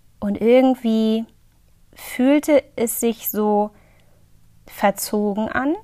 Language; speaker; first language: German; native; German